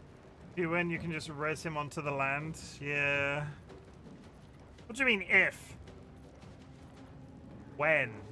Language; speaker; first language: English; native; English